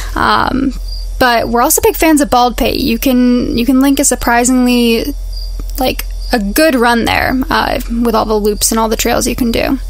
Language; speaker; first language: English; native; English